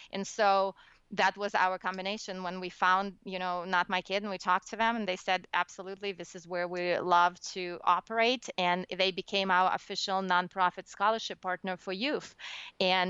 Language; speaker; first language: English; non-native, fluent; Russian